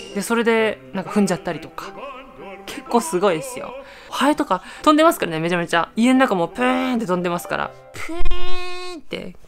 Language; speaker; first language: Japanese; native; Japanese